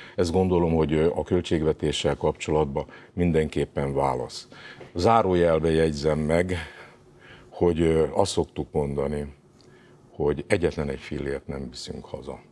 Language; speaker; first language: Hungarian; native; Hungarian